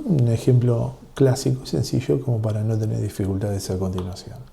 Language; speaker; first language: Spanish; native; Spanish